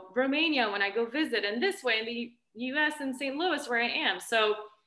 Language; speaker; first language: English; early bilingual, other home language; Romanian